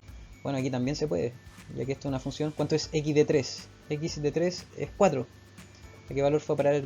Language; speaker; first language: Spanish; native; Spanish